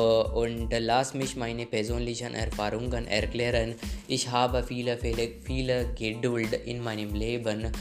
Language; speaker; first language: German; non-native, learner; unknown